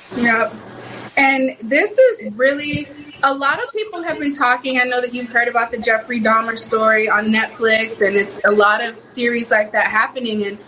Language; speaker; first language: English; native; English